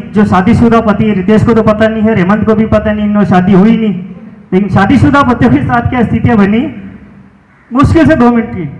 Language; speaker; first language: Hindi; native; Hindi